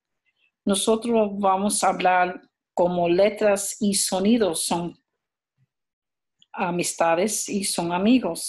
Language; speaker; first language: Spanish; early bilingual, heritage; Spanish